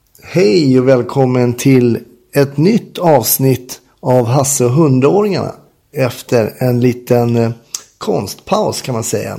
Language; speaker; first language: Swedish; native; Swedish